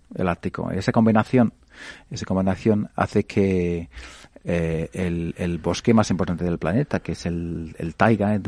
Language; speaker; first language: Spanish; non-native, fluent; English